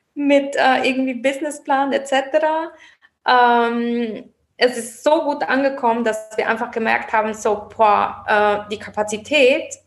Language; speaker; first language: German; native; German